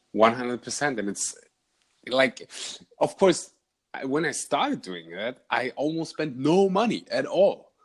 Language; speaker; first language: English; non-native, fluent; German